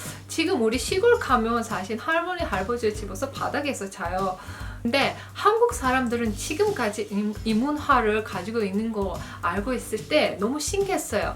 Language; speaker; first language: Korean; non-native, fluent; Azerbaijani